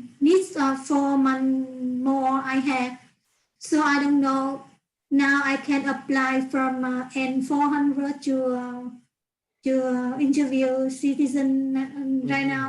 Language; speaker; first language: English; non-native, learner; Vietnamese